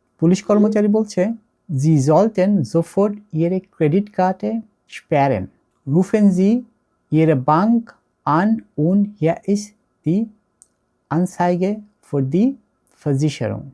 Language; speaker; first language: German; non-native, learner; Bangla